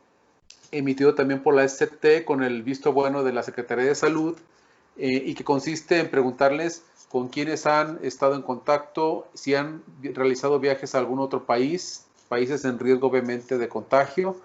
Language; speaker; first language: Spanish; native; Spanish